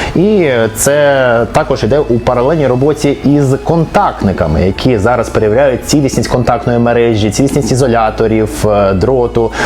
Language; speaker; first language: Ukrainian; non-native, local second language; Russian